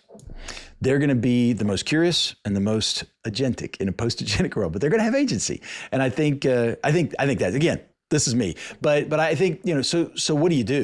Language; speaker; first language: English; native; English